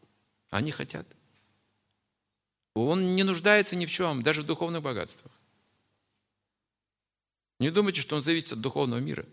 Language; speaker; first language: Russian; native; Russian